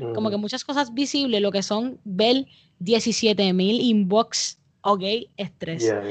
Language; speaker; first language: Spanish; native; Spanish